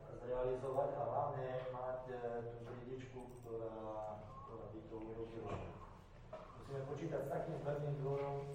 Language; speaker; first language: Slovak; native; Slovak